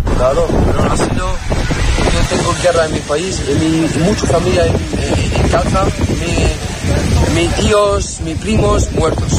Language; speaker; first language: Spanish; non-native, learner; Arabic